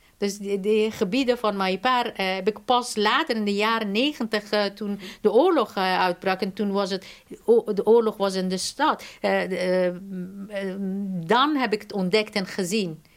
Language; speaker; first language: Dutch; non-native, fluent; Persian